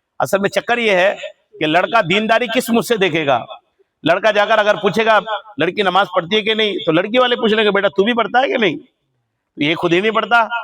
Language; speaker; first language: Urdu; native; Urdu